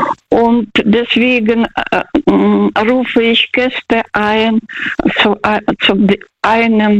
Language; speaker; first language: German; early bilingual, heritage; Russian